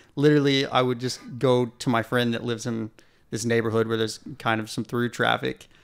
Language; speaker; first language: English; native; English